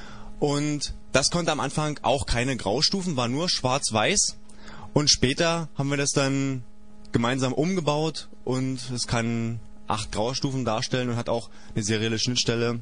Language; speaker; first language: German; native; German